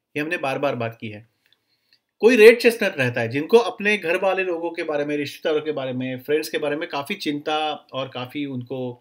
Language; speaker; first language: Hindi; non-native, local second language; Marathi